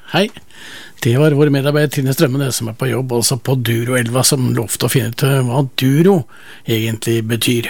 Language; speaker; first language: Norwegian; native; Norwegian